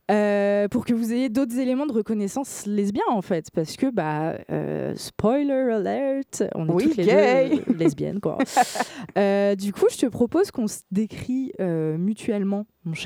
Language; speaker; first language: French; native; French